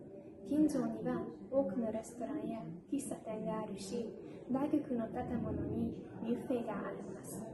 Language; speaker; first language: Japanese; non-native, learner; Hungarian